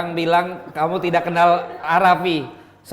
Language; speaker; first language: Indonesian; native; Indonesian